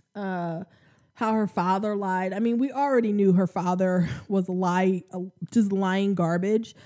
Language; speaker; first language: English; native; English